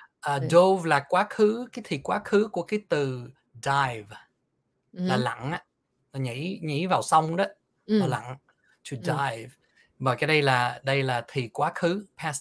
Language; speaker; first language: Vietnamese; early bilingual, heritage; Vietnamese